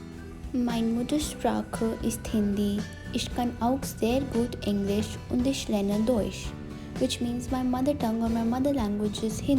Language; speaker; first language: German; non-native, fluent; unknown